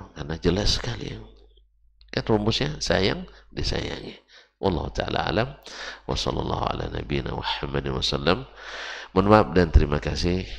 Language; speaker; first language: Indonesian; native; Indonesian